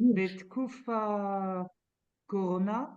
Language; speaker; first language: Hebrew; non-native, learner; French